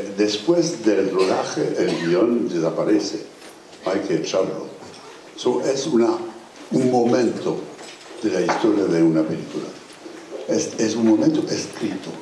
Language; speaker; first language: Spanish; non-native, fluent; French